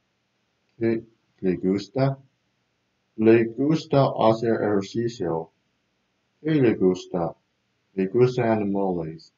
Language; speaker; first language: Spanish; non-native, learner; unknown